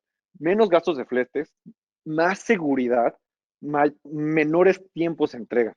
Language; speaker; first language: Spanish; native; Spanish